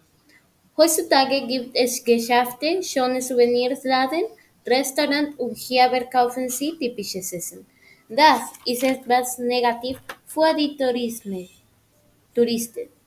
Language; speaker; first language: German; non-native, learner; Spanish